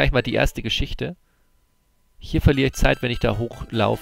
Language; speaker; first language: German; native; German